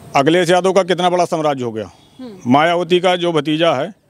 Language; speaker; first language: Hindi; native; Hindi